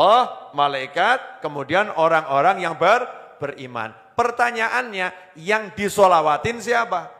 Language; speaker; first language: Indonesian; native; Indonesian